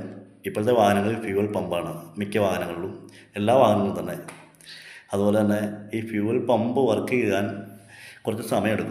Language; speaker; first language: Malayalam; native; Malayalam